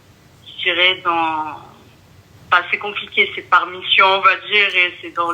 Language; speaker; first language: French; early bilingual, other home language; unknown